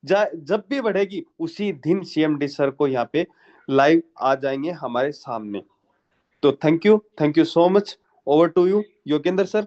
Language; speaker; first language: Hindi; native; Hindi